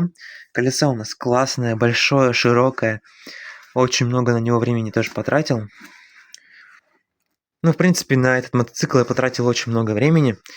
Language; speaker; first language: Russian; native; Russian